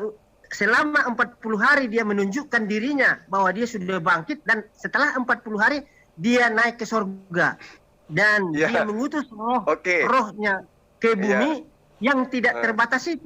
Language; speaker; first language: Indonesian; native; Indonesian